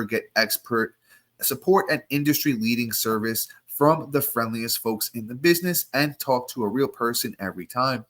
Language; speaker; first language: English; native; English